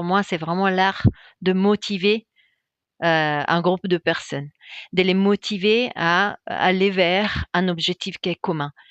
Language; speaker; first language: French; non-native, fluent; Italian